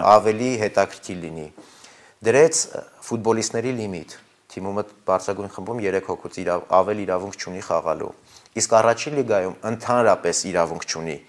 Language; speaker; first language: Armenian; native; Armenian